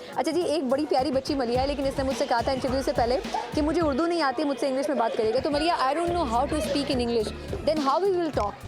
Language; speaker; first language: Urdu; native; Urdu